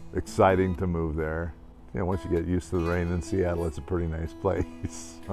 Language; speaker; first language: English; native; English